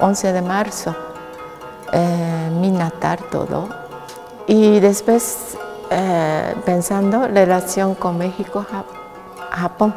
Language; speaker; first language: Spanish; non-native, learner; Japanese